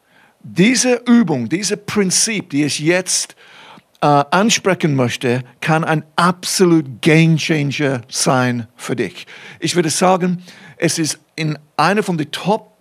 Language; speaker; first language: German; non-native, fluent; English